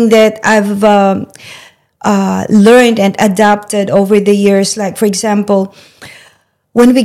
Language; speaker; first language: English; non-native, local second language; Filipino